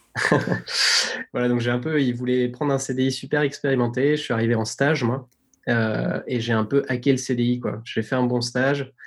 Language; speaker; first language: French; native; French